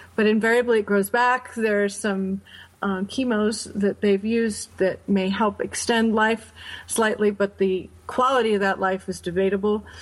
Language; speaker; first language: English; native; English